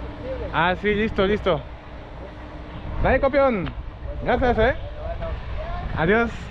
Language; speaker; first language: Spanish; non-native, learner; French